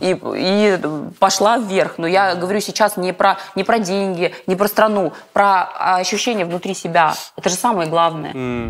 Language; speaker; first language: Russian; native; Russian